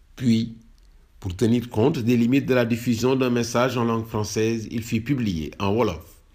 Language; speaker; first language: French; non-native, local second language; Wolof